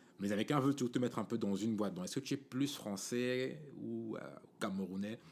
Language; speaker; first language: French; native; French